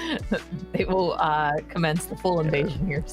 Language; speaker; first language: English; native; English